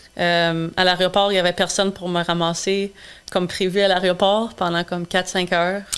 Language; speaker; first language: French; non-native, local second language; English